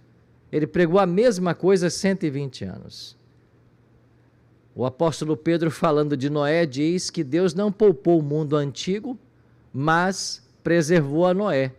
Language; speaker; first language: Portuguese; native; Portuguese